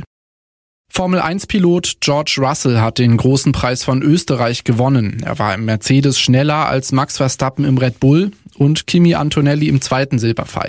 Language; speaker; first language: German; native; German